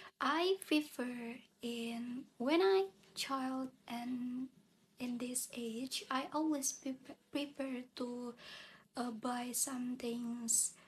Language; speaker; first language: English; non-native, learner; Indonesian